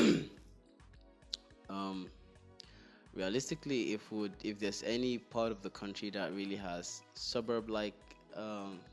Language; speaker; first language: English; non-native, local second language; Igbo